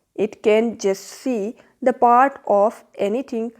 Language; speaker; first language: English; non-native, local second language; Urdu